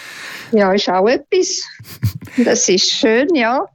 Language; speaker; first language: German; non-native, local second language; Romansh